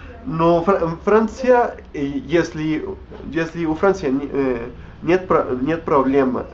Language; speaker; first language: Russian; non-native, learner; Spanish